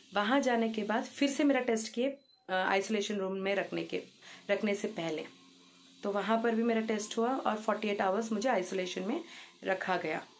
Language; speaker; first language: Hindi; non-native, local second language; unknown